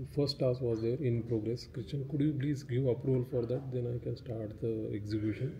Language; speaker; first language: English; non-native, local second language; Marathi